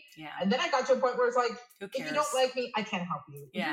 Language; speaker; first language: English; native; English